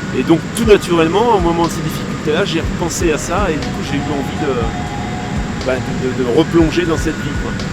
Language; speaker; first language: French; native; French